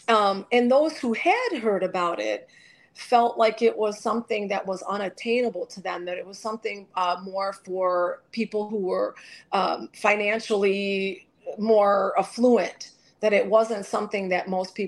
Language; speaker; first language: English; native; English